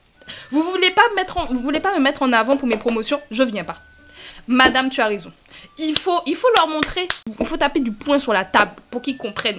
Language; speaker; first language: French; native; French